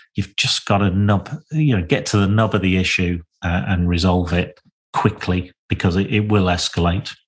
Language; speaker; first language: English; native; English